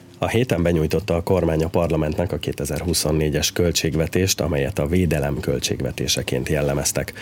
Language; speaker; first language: Hungarian; native; Hungarian